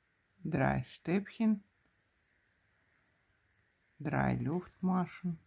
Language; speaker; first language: German; non-native, fluent; Russian